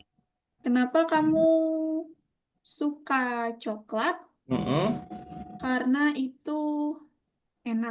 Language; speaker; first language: Indonesian; non-native, learner; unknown